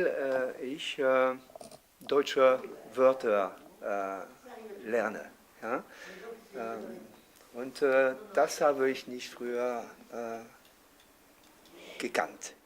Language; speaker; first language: German; non-native, learner; French